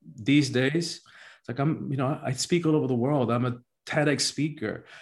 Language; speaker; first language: English; early bilingual, other home language; Spanish